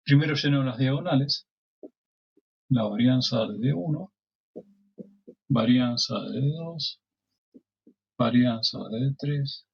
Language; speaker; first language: Spanish; native; Spanish